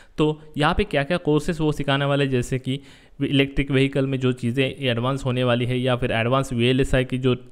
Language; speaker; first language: Hindi; native; Hindi